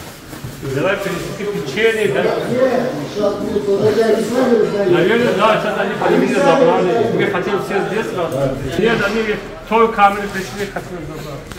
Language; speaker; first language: Russian; non-native, learner; Tajik